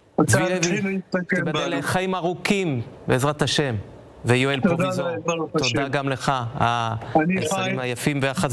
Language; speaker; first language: Hebrew; native; Hebrew